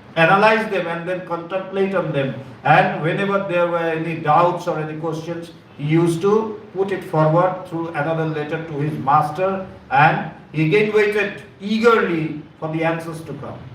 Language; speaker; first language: English; non-native, local second language; Bangla